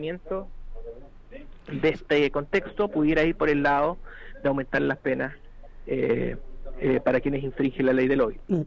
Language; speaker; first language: Spanish; native; Spanish